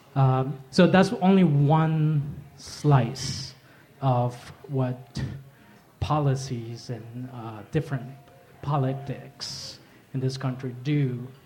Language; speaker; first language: English; early bilingual, other home language; Spanish